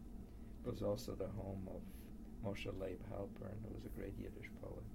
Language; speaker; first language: English; early bilingual, other home language; Polish